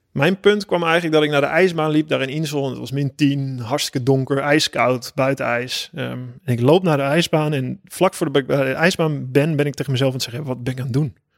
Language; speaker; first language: Dutch; native; Dutch